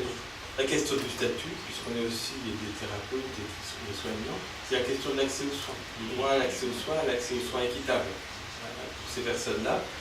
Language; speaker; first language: French; native; French